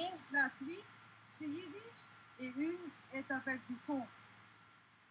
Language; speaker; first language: French; non-native, fluent; Dutch